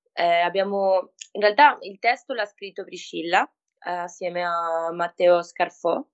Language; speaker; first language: Italian; non-native, fluent; Spanish